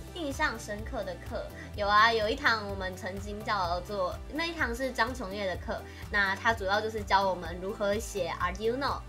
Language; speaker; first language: Chinese; native; Chinese